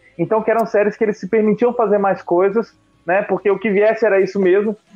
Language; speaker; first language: Portuguese; native; Portuguese